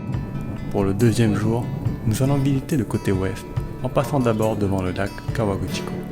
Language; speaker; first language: French; native; French